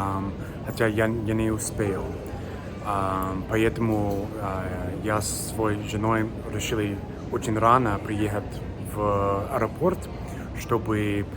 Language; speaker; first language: Russian; non-native, learner; English